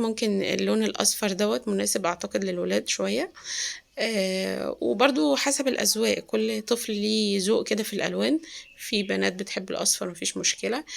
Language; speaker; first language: Arabic; native; Arabic